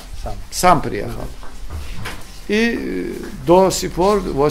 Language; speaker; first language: Russian; non-native, learner; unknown